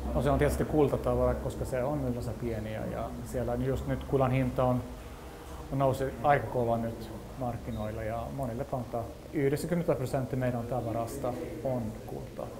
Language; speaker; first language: Finnish; non-native, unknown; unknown